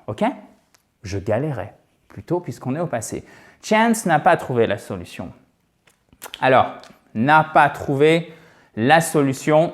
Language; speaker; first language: French; native; French